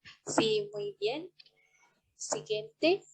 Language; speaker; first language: Spanish; non-native, learner; Malay